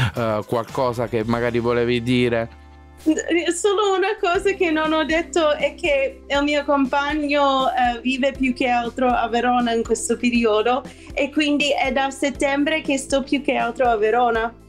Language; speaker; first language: Italian; non-native, fluent; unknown